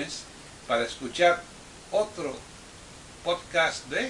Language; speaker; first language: Spanish; native; Spanish